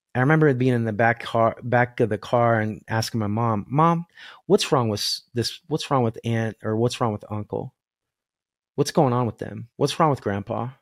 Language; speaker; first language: English; native; English